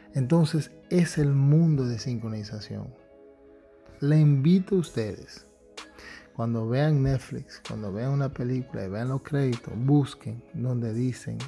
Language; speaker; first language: Spanish; early bilingual, heritage; Spanish